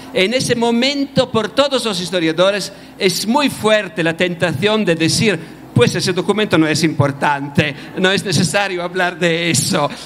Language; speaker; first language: Spanish; non-native, fluent; Italian